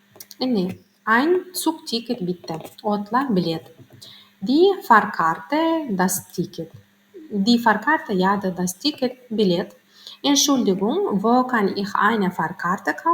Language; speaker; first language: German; non-native, learner; Turkmen